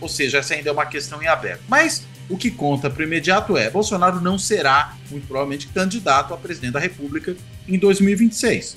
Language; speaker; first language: Portuguese; native; Portuguese